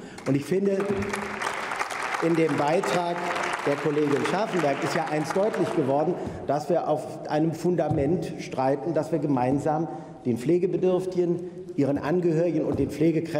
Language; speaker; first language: German; native; German